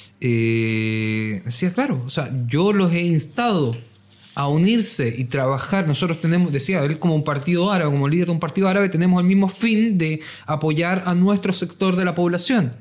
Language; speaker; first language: Spanish; native; Spanish